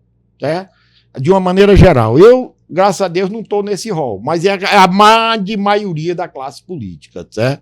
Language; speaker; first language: Portuguese; native; Portuguese